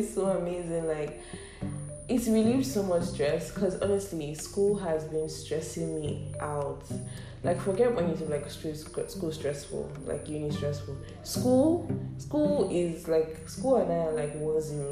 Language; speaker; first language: English; non-native, local second language; Yoruba